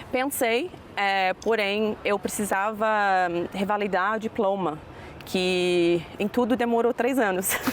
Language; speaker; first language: Portuguese; non-native, fluent; English